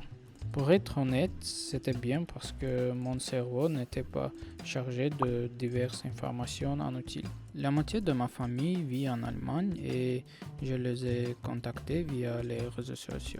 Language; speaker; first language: French; non-native, learner; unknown